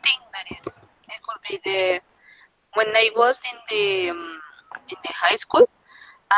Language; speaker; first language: English; non-native, learner; Spanish